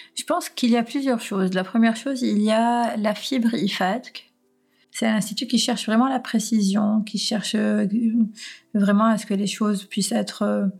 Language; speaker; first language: French; non-native, local second language; Arabic